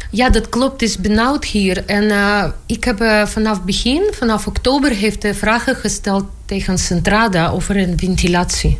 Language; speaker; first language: Dutch; non-native, learner; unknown